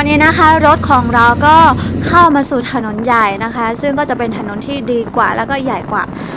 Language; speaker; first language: Thai; non-native, local second language; S'gaw Karen